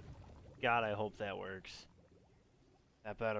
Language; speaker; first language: English; native; English